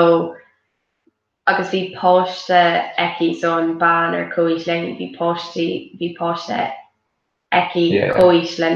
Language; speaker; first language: Irish; non-native, local second language; English